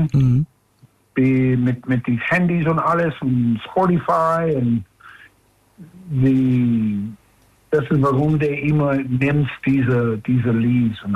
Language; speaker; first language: German; non-native, learner; English